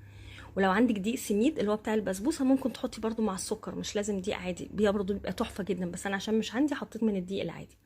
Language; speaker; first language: Arabic; native; Arabic